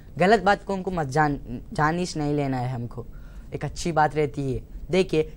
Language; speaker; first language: Hindi; non-native, local second language; Telugu